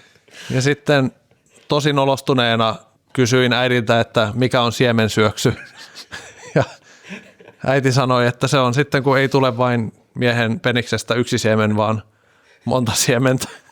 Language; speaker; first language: Finnish; native; Finnish